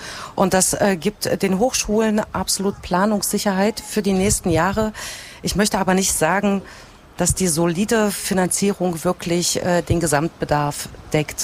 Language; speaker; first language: German; native; German